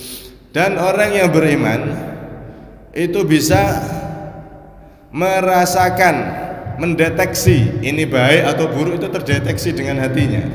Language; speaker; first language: Indonesian; non-native, local second language; Javanese